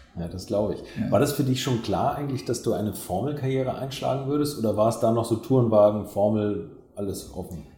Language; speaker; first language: German; native; German